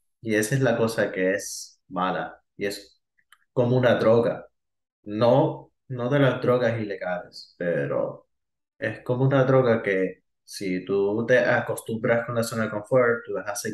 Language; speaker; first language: Spanish; early bilingual, heritage; Spanish